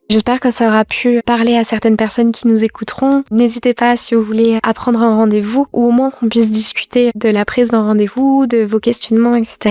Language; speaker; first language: French; native; French